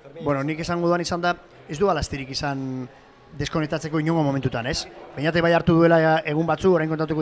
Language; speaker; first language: Basque; native; Basque